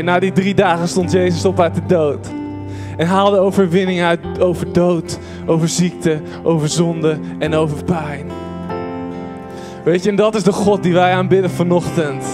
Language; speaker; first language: Dutch; native; Dutch